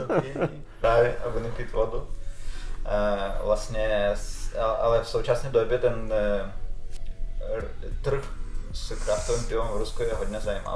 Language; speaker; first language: Czech; non-native, fluent; Russian